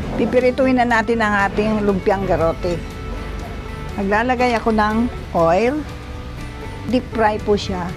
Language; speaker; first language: Filipino; non-native, local second language; Pampanga